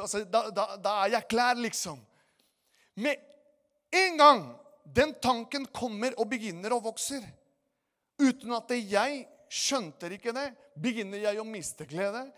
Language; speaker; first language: Norwegian; non-native, fluent; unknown